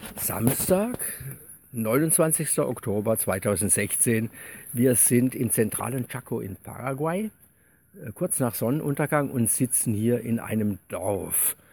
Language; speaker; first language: German; native; German